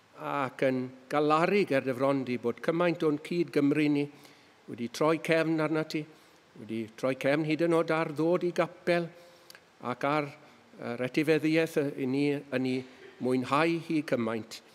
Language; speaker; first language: Welsh; native; Welsh